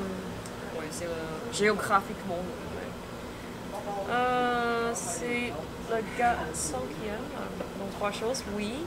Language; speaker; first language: French; non-native, fluent; Chinese